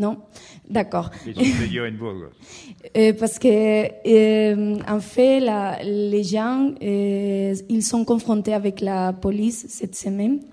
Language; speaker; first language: French; non-native, learner; Spanish